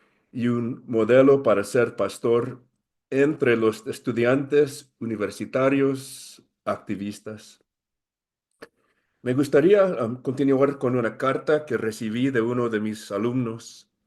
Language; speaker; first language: Spanish; early bilingual, heritage; English